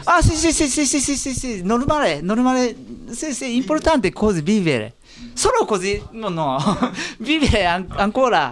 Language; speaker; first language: Italian; non-native, learner; Japanese